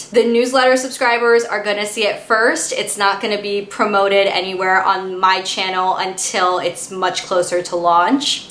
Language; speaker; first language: English; native; English